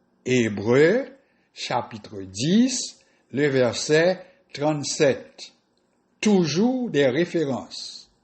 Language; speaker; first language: French; non-native, local second language; Haitian Creole